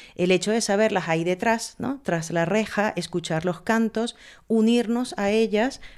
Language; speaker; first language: Spanish; native; Spanish